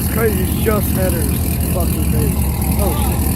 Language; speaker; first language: English; native; English